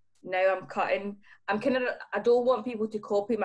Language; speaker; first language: English; native; English